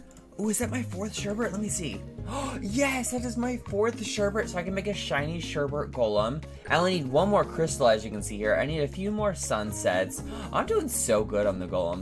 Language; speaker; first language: English; native; English